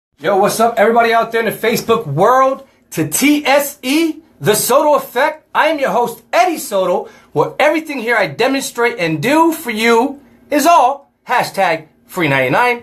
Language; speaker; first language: English; native; English